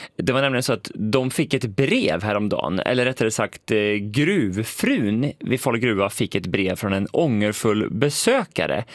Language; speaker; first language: Swedish; native; Swedish